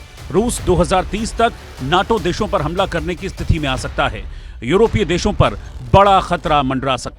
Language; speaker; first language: Hindi; native; Hindi